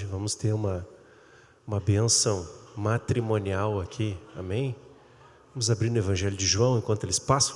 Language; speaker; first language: Portuguese; native; Portuguese